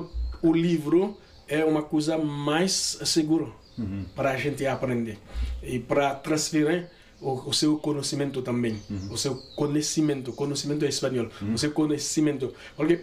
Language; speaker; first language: Portuguese; non-native, learner; Haitian Creole